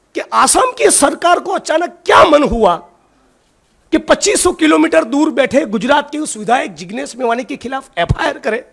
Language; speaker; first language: Hindi; non-native, local second language; Gujarati